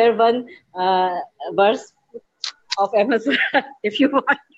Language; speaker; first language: English; non-native, learner; Urdu